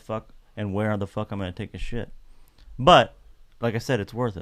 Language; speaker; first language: English; native; English